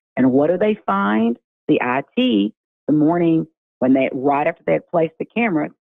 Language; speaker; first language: English; native; English